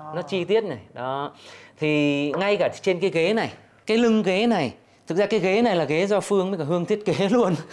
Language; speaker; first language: Vietnamese; native; Vietnamese